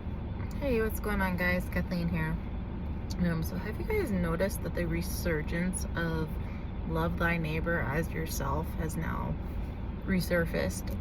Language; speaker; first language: English; native; English